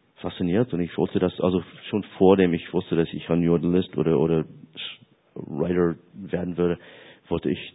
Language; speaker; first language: German; non-native, fluent; English